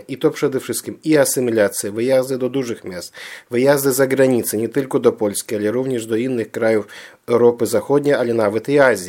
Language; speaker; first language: Polish; early bilingual, heritage; Polish